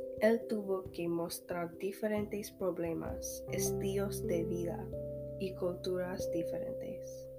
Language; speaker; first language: Spanish; non-native, learner; English